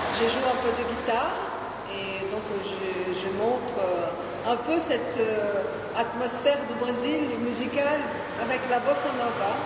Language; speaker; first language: French; non-native, fluent; Portuguese